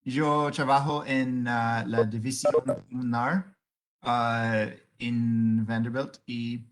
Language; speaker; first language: Spanish; non-native, fluent; English